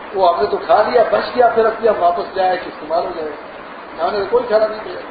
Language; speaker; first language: Urdu; non-native, local second language; Pashto